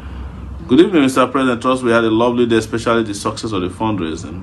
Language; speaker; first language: English; non-native, local second language; Yoruba